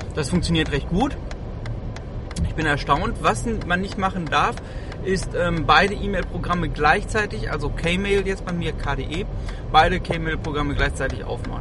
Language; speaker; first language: German; native; German